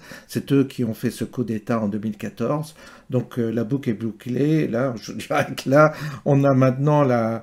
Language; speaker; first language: French; native; French